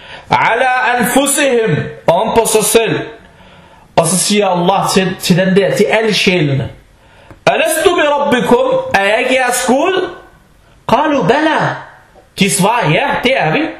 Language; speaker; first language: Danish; non-native, fluent; Arabic